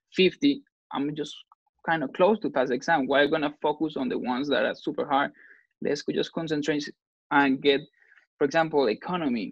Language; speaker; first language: English; non-native, fluent; Spanish